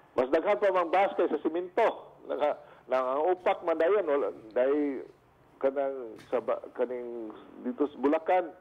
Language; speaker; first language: Cebuano; native; Cebuano